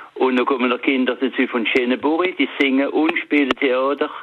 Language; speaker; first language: German; early bilingual, heritage; French